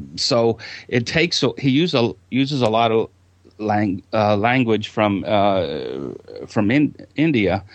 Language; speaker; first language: English; native; English